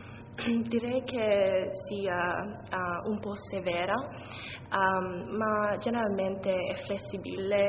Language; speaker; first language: Italian; non-native, learner; English